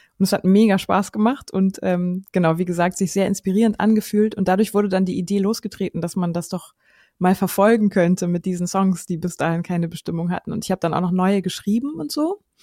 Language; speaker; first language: German; native; German